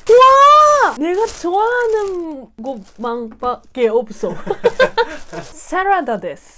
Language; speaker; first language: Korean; non-native, learner; Japanese